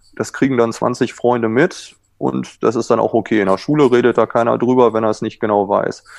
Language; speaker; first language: German; native; German